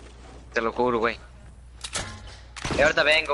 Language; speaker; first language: Spanish; early bilingual, heritage; Spanish